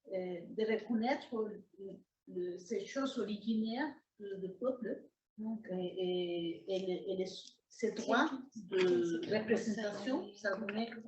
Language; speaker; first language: French; non-native, learner; Spanish